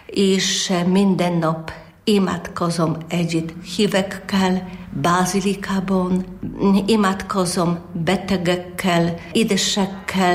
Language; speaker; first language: Hungarian; non-native, learner; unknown